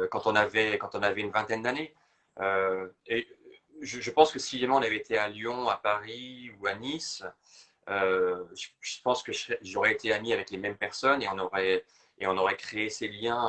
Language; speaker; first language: French; native; French